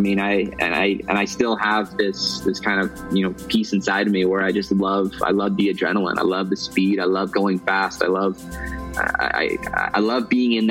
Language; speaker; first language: English; native; English